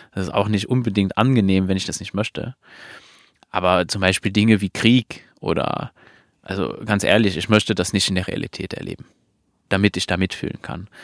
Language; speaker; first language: German; non-native, fluent; Luxembourgish